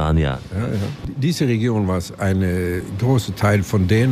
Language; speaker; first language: German; non-native, learner; Swedish